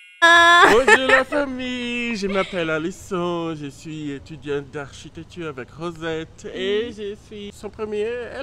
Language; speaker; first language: French; non-native, learner; Portuguese